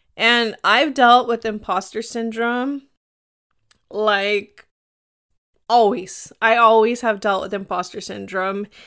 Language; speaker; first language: English; early bilingual, other home language; Spanish